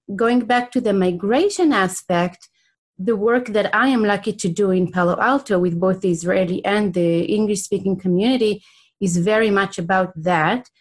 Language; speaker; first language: English; non-native, fluent; Hebrew